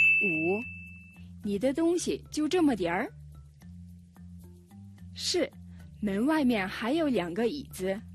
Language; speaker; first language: Chinese; non-native, fluent; Mongolian